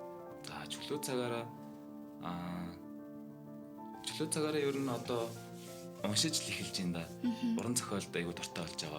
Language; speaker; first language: Mongolian; native; Mongolian